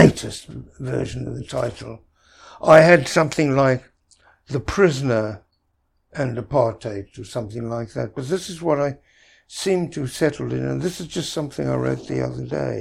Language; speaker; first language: English; native; English